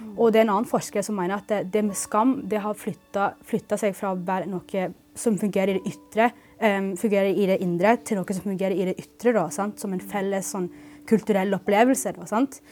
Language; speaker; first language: Norwegian; early bilingual, other home language; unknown